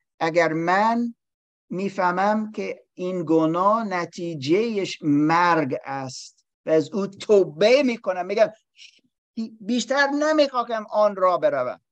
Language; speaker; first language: Persian; non-native, learner; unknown